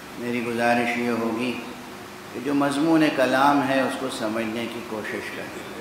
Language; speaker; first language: Urdu; native; Urdu